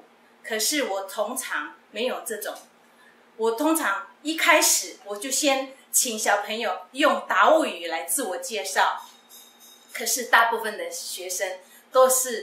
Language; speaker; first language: Chinese; non-native, local second language; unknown